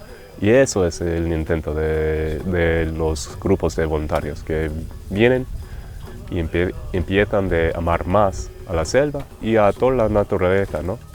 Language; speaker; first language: Spanish; non-native, fluent; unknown